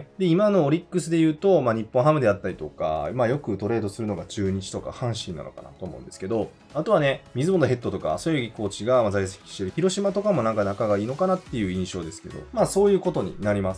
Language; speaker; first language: Japanese; native; Japanese